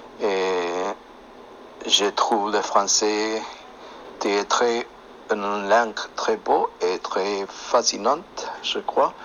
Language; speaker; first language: French; non-native, learner; English